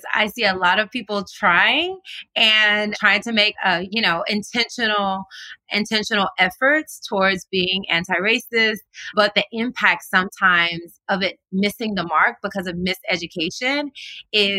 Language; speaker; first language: English; native; English